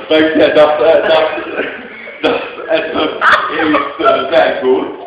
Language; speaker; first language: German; non-native, learner; Czech